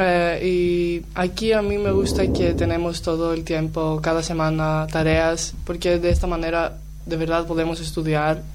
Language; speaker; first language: Spanish; non-native, learner; Greek